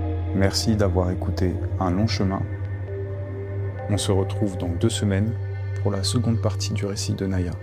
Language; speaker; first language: French; native; French